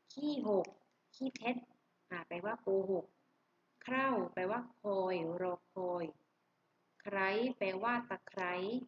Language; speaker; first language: Thai; native; Thai